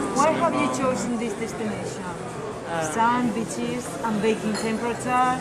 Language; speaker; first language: English; non-native, fluent; Spanish